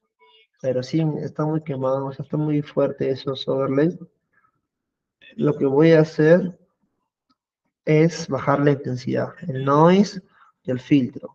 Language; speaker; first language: Spanish; native; Spanish